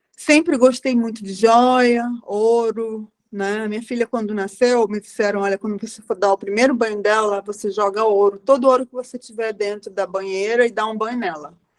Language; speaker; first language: Portuguese; native; Portuguese